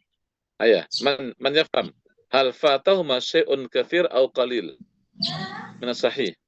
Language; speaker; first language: Arabic; non-native, fluent; Indonesian